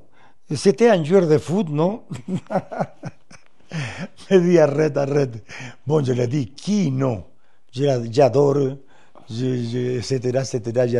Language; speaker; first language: French; non-native, fluent; Spanish